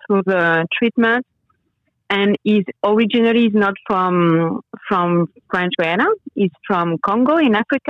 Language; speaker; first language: English; non-native, fluent; French